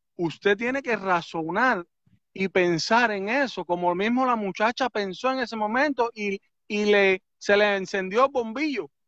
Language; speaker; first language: Spanish; native; Spanish